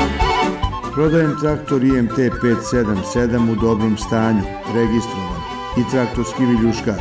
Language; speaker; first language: Serbian; native; Serbian